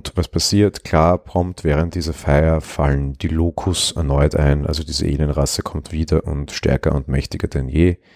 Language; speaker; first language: German; native; German